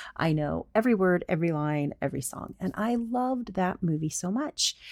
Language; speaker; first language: English; native; English